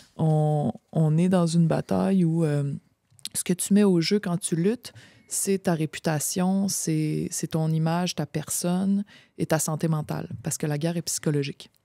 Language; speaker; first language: French; native; French